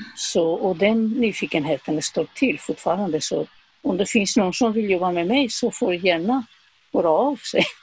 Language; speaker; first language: Swedish; non-native, fluent; Spanish